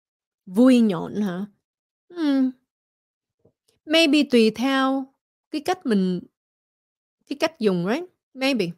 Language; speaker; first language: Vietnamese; early bilingual, heritage; Vietnamese